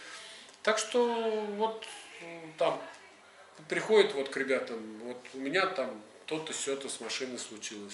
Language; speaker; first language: Russian; native; Russian